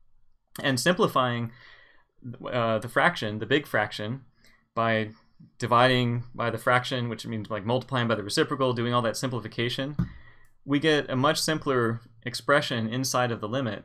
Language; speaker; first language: English; native; English